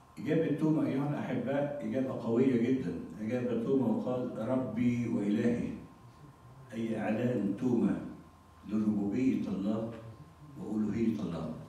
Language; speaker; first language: Arabic; native; Arabic